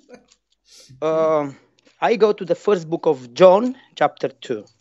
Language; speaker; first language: English; non-native, fluent; Romanian